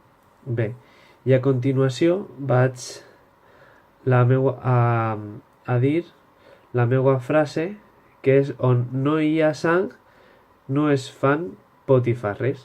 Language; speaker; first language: Catalan; non-native, local second language; Spanish